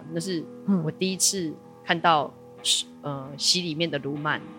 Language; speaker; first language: Chinese; native; Chinese